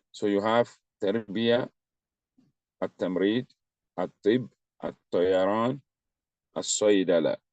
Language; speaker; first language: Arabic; non-native, fluent; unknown